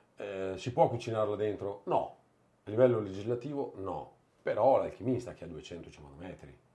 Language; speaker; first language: Italian; native; Italian